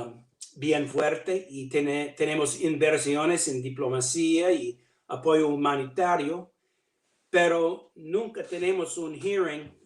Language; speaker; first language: Spanish; non-native, learner; English